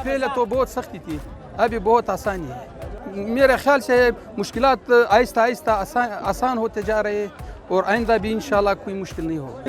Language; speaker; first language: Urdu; non-native, fluent; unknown